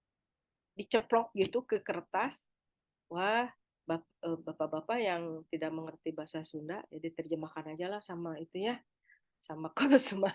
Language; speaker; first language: Indonesian; native; Indonesian